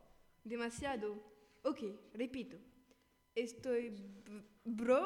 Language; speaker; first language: Spanish; non-native, learner; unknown